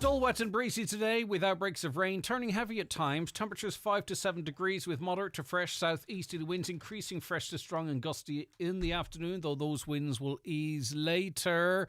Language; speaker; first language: English; native; English